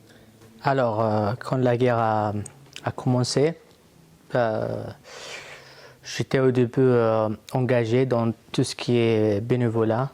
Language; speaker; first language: French; non-native, fluent; Arabic